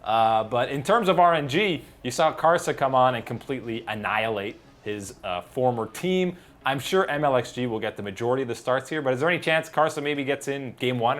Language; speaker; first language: English; native; English